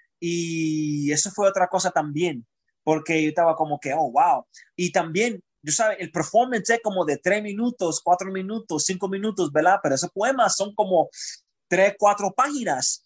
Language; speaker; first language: Spanish; early bilingual, heritage; Spanish